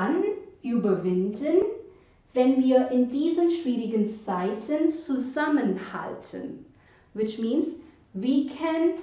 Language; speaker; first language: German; non-native, fluent; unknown